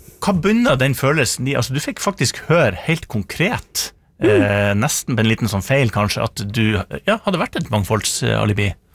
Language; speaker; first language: Norwegian; native; Norwegian